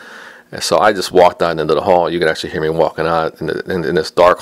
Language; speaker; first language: English; native; English